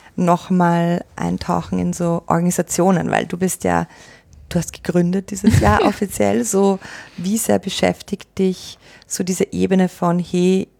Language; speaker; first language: German; native; German